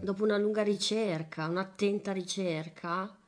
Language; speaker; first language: Italian; native; Italian